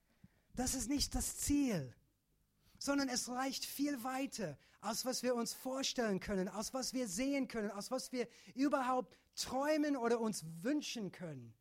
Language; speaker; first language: German; non-native, fluent; English